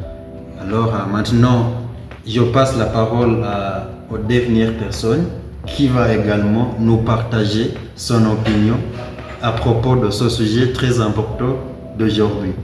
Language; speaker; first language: French; non-native, learner; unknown